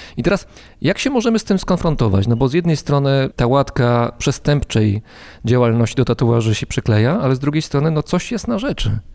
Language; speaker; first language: Polish; native; Polish